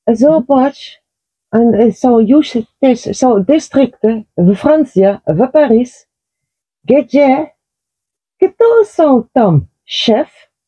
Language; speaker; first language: Polish; non-native, learner; Dutch